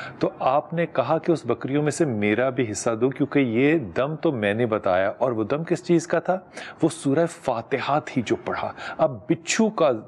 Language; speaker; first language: Urdu; native; Urdu